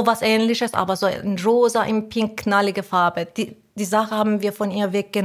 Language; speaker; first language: German; non-native, learner; Persian